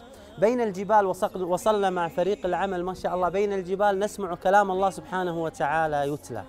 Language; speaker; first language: Arabic; native; Arabic